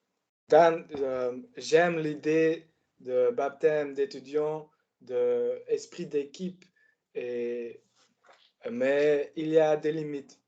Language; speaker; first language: French; non-native, learner; Dutch